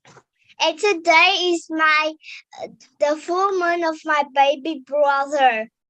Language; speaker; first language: English; non-native, learner; Vietnamese